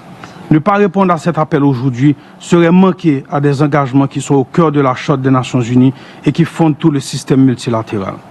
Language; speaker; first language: French; non-native, local second language; Haitian Creole